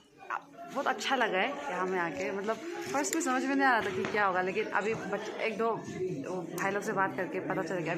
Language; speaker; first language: Hindi; non-native, local second language; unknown